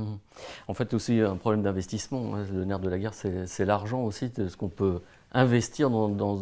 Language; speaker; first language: French; native; French